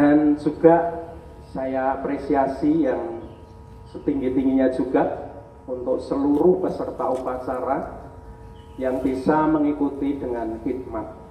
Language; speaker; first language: Indonesian; native; Indonesian